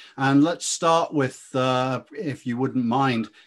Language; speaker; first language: English; native; English